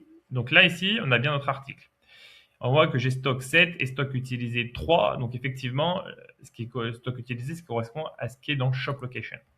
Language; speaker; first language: French; native; French